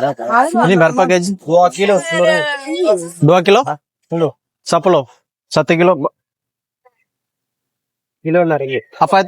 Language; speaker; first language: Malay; non-native, learner; Tamil